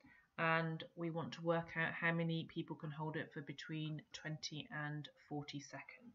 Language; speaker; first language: English; native; English